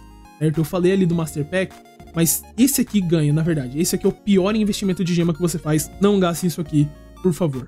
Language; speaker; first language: Portuguese; native; Portuguese